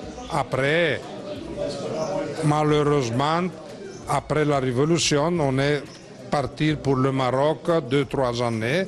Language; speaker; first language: French; non-native, learner; Italian